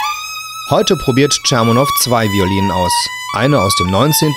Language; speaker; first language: German; native; German